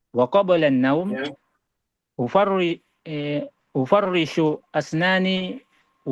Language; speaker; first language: Arabic; non-native, learner; Indonesian